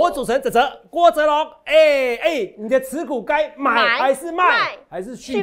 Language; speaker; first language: Chinese; native; Chinese